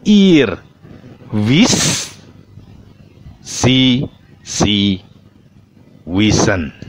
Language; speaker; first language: German; non-native, fluent; Indonesian